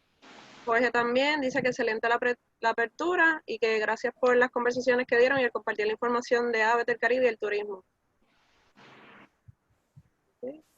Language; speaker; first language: Spanish; native; Spanish